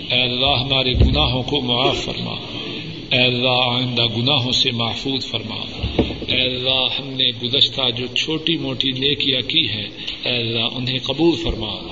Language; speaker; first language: Urdu; non-native, local second language; Punjabi